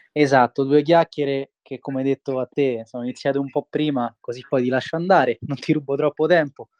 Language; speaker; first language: Italian; native; Italian